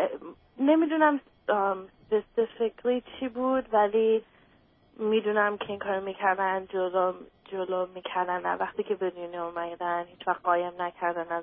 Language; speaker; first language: Persian; early bilingual, other home language; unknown